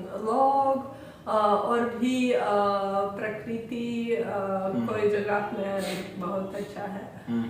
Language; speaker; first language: Hindi; non-native, learner; Russian